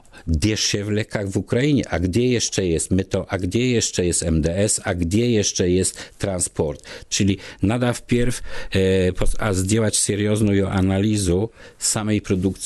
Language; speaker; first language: Russian; non-native, learner; Polish